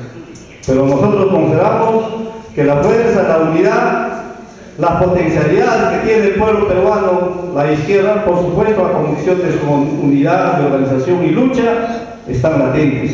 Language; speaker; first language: Spanish; native; Spanish